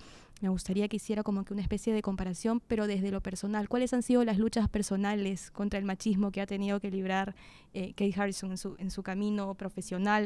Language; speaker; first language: Spanish; native; Spanish